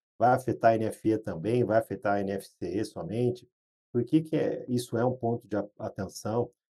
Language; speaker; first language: Portuguese; native; Portuguese